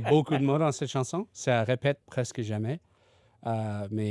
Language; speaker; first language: French; non-native, learner; English